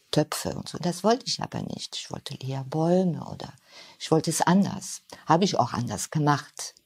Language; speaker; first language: German; non-native, fluent; French